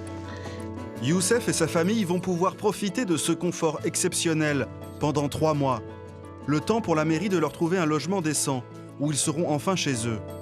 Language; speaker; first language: French; native; French